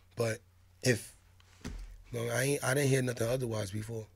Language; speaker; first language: English; native; English